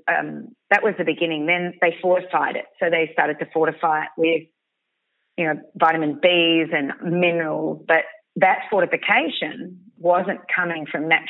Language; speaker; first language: English; native; English